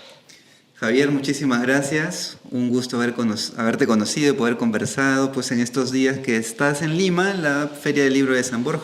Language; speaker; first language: Spanish; native; Spanish